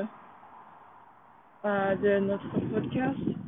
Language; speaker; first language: French; non-native, learner; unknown